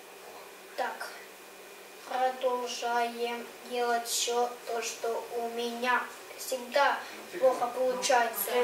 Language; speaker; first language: Russian; early bilingual, heritage; Russian